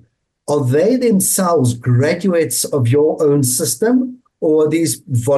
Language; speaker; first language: English; native; English